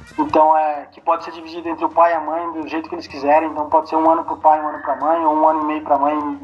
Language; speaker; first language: Portuguese; native; Portuguese